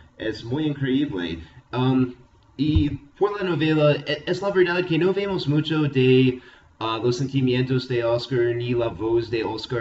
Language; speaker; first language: Spanish; non-native, fluent; English